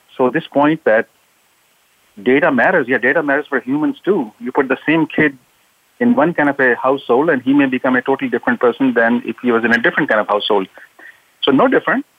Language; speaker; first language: English; non-native, local second language; Urdu